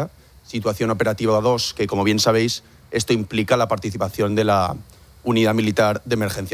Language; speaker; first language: Spanish; native; Spanish